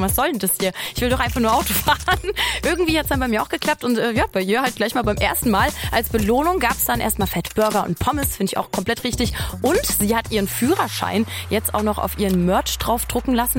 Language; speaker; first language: German; native; German